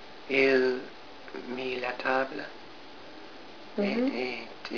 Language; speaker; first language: French; non-native, learner; English